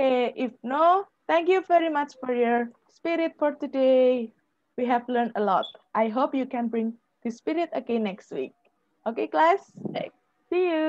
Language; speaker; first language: English; non-native, fluent; Indonesian